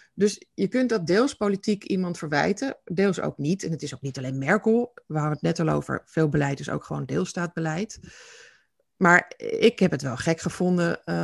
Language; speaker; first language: Dutch; native; Dutch